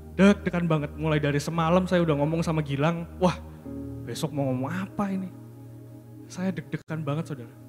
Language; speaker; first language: Indonesian; native; Indonesian